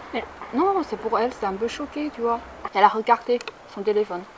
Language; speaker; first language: French; non-native, fluent; Chinese